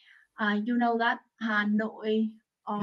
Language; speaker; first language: English; non-native, learner; Vietnamese